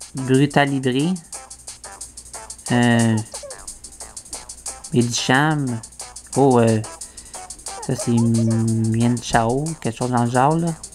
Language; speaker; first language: French; native; French